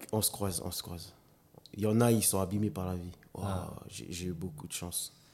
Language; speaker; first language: French; non-native, local second language; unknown